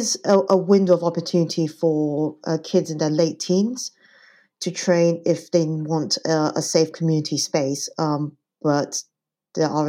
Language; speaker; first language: English; non-native, local second language; Cantonese